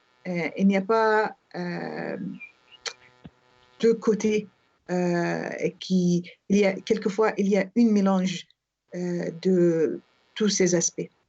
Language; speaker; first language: French; non-native, fluent; Arabic